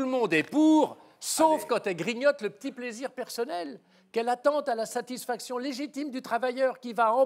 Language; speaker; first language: French; native; French